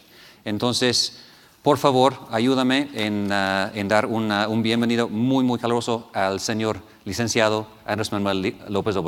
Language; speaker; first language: Spanish; non-native, fluent; English